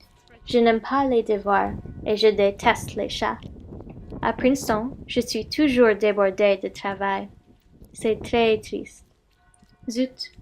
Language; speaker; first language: French; non-native, learner; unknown